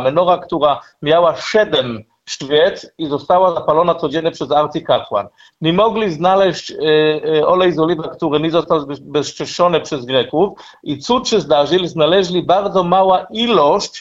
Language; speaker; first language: Polish; non-native, learner; Hebrew